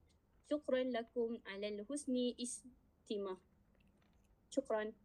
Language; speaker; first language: Arabic; non-native, learner; Malay